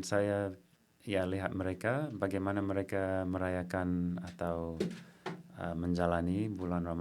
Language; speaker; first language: Indonesian; non-native, fluent; English